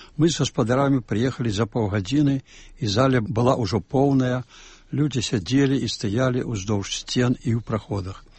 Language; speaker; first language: Belarusian; native; Belarusian